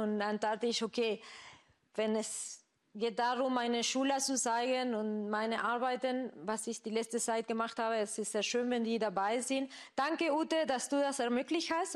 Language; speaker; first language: German; non-native, fluent; Spanish